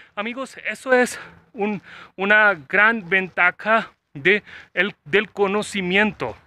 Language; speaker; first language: Spanish; non-native, fluent; Hindi